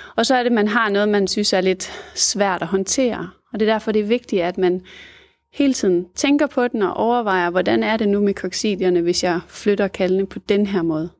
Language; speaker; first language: Danish; native; Danish